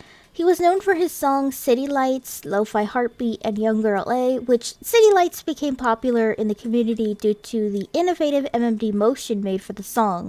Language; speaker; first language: English; native; English